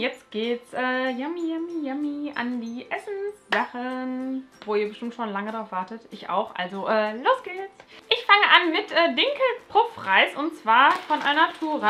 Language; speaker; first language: German; native; German